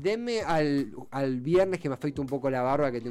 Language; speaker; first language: Spanish; native; Spanish